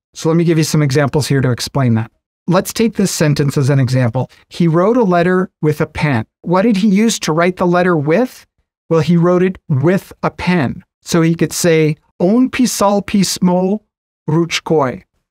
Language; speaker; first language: English; native; English